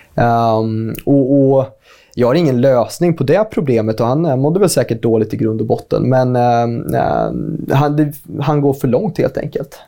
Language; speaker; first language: Swedish; native; Swedish